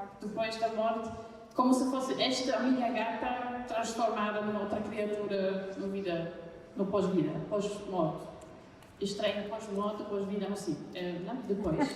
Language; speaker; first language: Portuguese; non-native, fluent; German